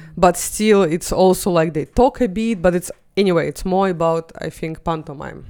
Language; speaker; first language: English; non-native, fluent; Russian